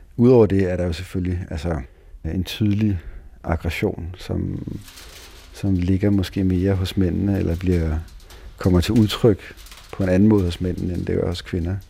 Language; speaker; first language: Danish; native; Danish